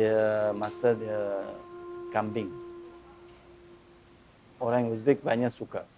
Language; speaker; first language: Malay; non-native, learner; Uzbek